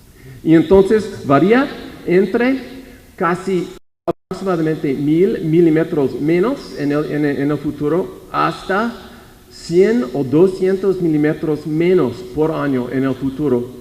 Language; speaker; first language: Spanish; non-native, fluent; English